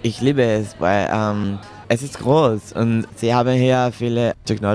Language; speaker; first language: German; non-native, learner; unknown